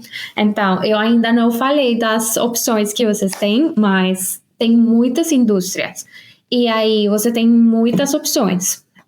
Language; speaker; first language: Portuguese; non-native, fluent; Spanish